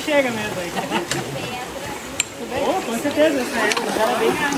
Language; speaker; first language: Portuguese; native; Portuguese